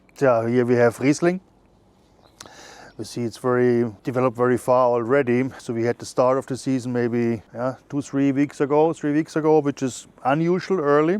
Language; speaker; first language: English; non-native, fluent; German